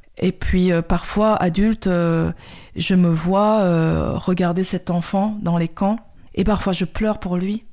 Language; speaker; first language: French; early bilingual, other home language; Khmer